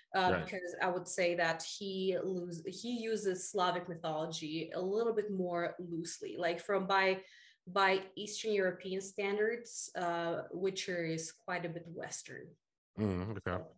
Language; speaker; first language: English; early bilingual, other home language; Russian